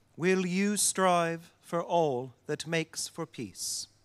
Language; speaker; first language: English; native; English